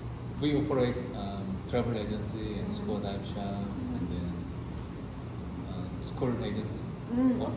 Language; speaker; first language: English; non-native, learner; Korean